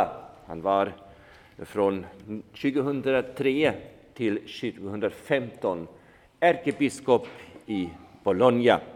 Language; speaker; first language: Swedish; non-native, fluent; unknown